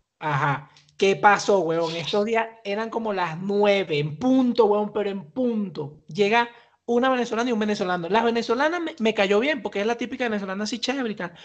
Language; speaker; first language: Spanish; native; Spanish